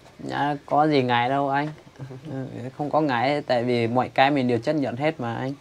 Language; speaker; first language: Vietnamese; non-native, local second language; Iu Mien